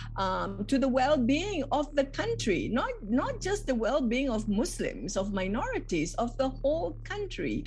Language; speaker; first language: English; non-native, local second language; Malay